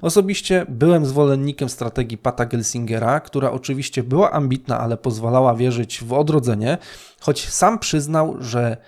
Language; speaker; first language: Polish; native; Polish